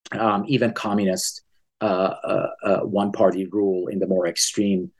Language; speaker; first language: English; early bilingual, other home language; Persian